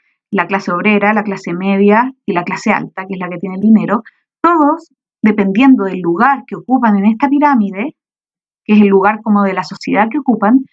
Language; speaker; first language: Spanish; native; Spanish